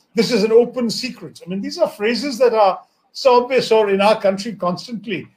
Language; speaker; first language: English; non-native, local second language; Malayalam